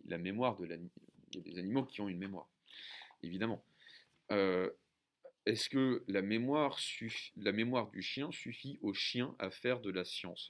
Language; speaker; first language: French; native; French